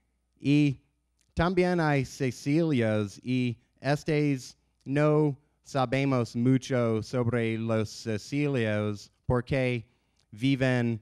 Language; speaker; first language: Spanish; non-native, learner; English